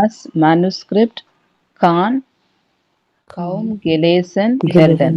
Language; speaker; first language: German; non-native, learner; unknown